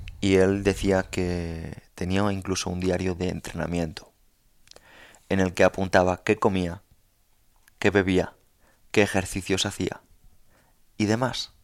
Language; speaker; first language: Spanish; native; Spanish